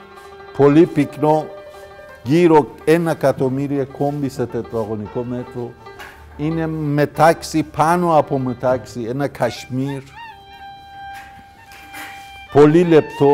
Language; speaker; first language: Greek; non-native, learner; Persian